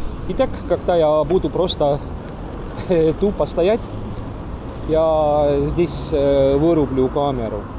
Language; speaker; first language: Russian; non-native, local second language; Estonian